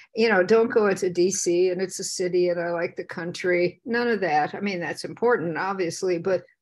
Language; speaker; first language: English; native; English